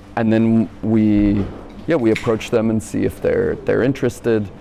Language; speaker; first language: English; native; English